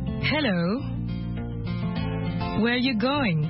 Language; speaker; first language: English; non-native, fluent; French